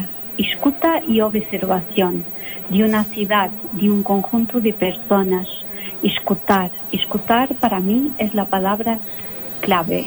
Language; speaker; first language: Spanish; non-native, local second language; Portuguese